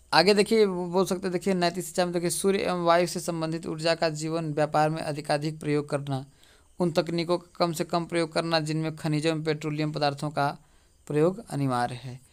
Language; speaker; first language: Hindi; native; Hindi